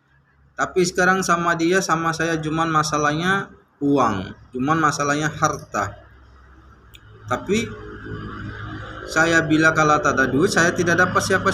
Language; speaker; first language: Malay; non-native, learner; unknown